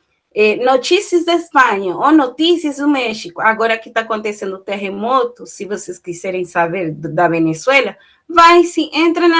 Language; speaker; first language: Portuguese; non-native, fluent; Spanish